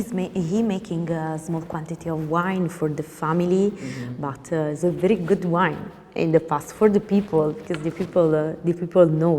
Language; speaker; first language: English; non-native, learner; Italian